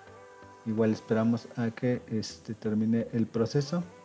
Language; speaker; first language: Spanish; native; Spanish